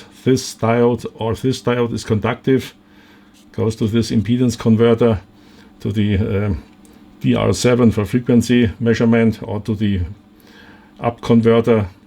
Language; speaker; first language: English; non-native, fluent; German